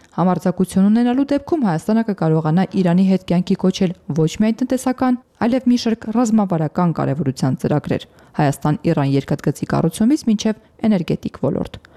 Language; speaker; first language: Armenian; native; Armenian